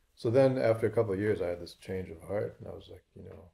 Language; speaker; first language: English; native; English